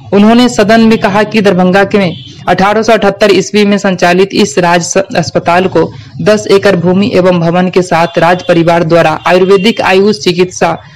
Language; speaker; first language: Hindi; native; Hindi